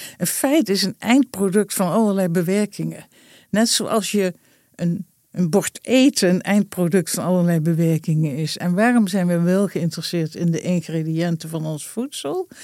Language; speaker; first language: Dutch; native; Dutch